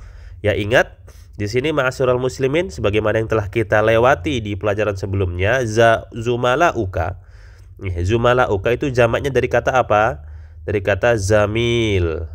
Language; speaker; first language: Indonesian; native; Indonesian